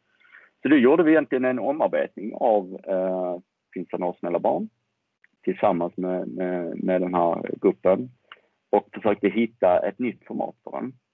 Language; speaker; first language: Swedish; native; Swedish